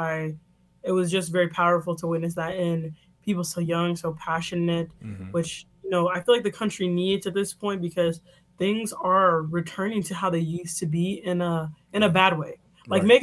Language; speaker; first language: English; native; English